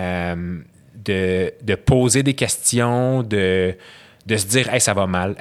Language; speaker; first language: French; native; French